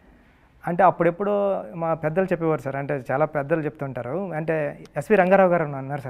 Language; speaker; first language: Telugu; native; Telugu